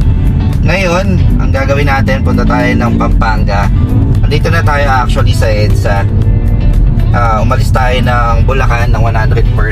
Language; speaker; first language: Filipino; native; Filipino